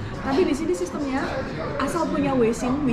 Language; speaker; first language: Indonesian; native; Indonesian